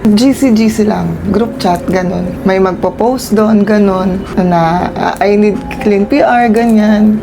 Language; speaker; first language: Filipino; non-native, local second language; Cebuano